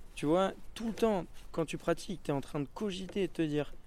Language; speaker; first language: French; native; French